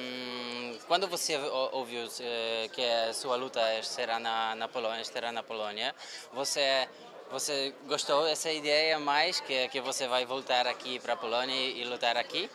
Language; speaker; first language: Portuguese; non-native, learner; Polish